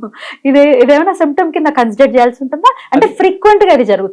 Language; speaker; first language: Telugu; native; Telugu